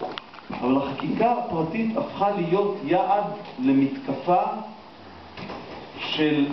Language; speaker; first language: Hebrew; native; Hebrew